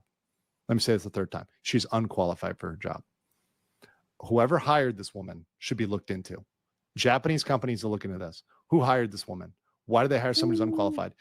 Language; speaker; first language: English; native; English